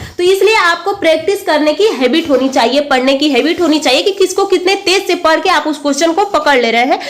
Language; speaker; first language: Hindi; native; Hindi